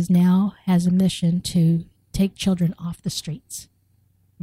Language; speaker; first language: English; native; English